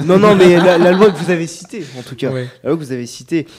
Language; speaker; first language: French; native; French